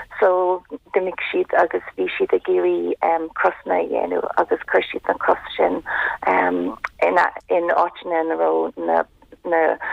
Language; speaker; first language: Irish; non-native, local second language; English